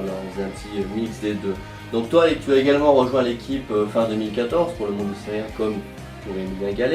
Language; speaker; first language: French; native; French